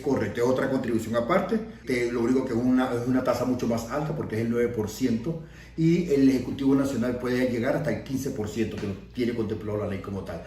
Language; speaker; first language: Spanish; native; Spanish